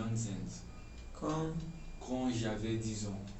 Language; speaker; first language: French; non-native, fluent; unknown